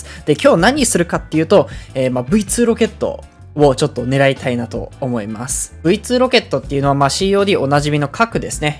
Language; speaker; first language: Japanese; native; Japanese